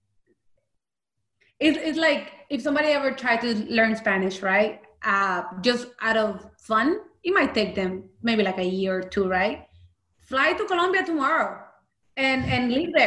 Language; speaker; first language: English; early bilingual, other home language; Spanish